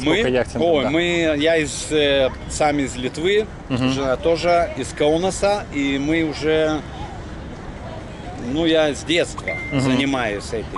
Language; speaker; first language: Russian; non-native, local second language; Lithuanian